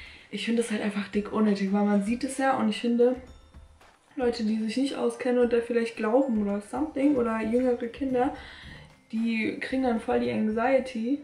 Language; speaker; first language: German; native; German